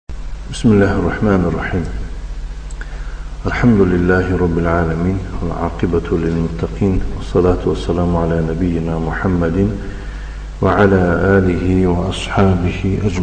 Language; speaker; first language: Arabic; non-native, fluent; Tajik